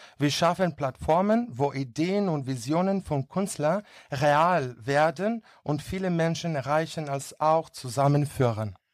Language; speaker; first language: German; non-native, learner; Greek